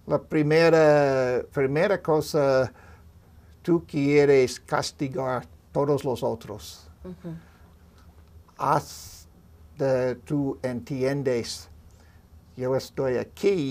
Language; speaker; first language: Spanish; non-native, learner; English